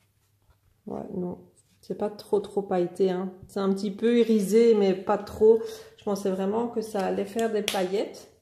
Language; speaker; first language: French; native; French